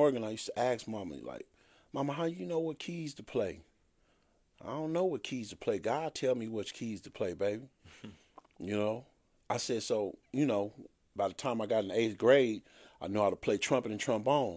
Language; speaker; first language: English; native; English